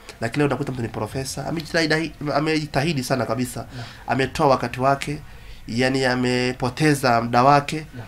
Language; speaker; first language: Swahili; non-native, local second language; Somali